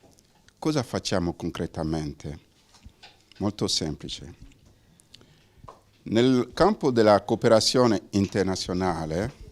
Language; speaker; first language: Italian; non-native, fluent; Fon